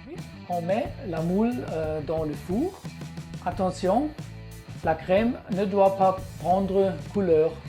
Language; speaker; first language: French; non-native, learner; German